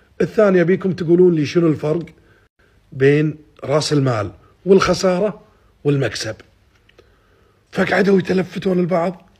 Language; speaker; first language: Arabic; native; Arabic